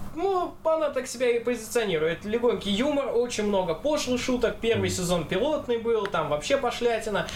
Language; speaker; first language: Russian; non-native, local second language; Kazakh